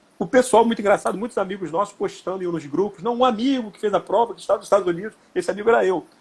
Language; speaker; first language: Portuguese; native; Portuguese